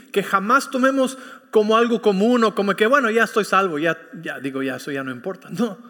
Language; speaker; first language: Spanish; early bilingual, heritage; Spanish